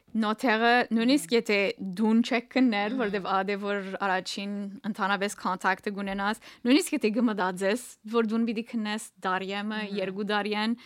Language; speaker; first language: Armenian; early bilingual, heritage; Armenian